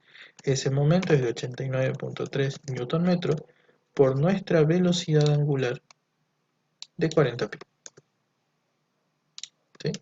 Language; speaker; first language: Spanish; native; Spanish